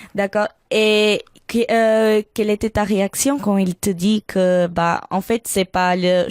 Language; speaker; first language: French; non-native, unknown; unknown